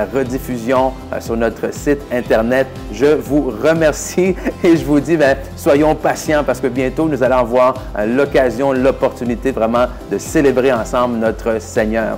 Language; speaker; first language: French; native; French